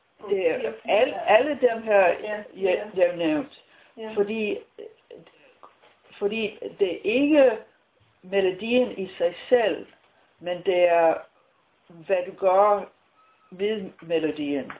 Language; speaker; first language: Danish; non-native, fluent; English